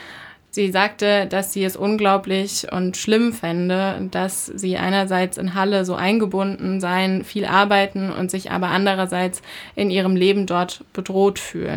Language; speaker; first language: German; native; German